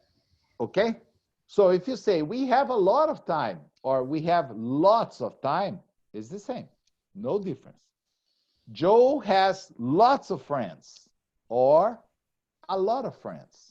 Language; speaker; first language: English; non-native, fluent; Portuguese